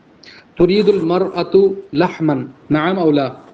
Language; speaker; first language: Arabic; non-native, fluent; Urdu